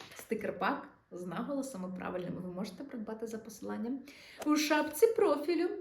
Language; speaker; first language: Ukrainian; non-native, local second language; Russian